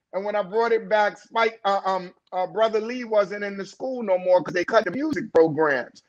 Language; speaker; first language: English; native; English